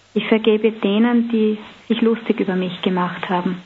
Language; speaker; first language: German; native; German